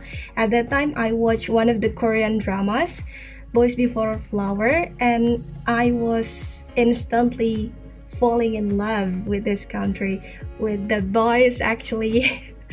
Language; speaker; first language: English; non-native, fluent; Indonesian